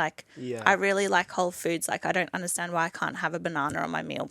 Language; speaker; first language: English; native; English